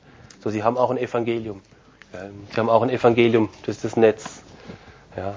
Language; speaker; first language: German; non-native, fluent; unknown